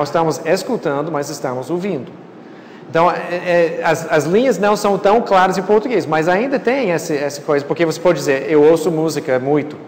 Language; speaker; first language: Portuguese; non-native, fluent; English